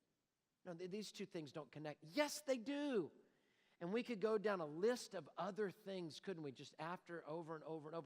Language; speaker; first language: English; native; English